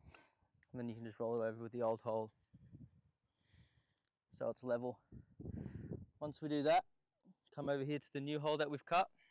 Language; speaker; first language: English; native; English